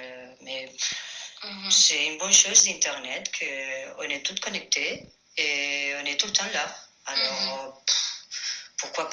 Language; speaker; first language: French; non-native, fluent; Spanish